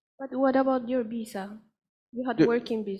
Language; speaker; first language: English; non-native, fluent; Spanish